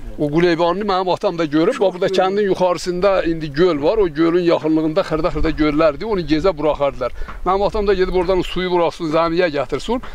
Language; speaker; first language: Azerbaijani; non-native, local second language; Talysh